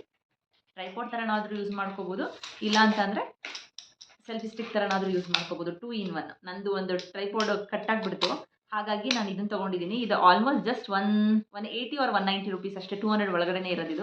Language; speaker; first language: Kannada; native; Kannada